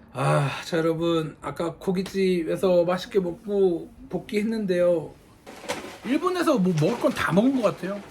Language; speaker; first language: Korean; native; Korean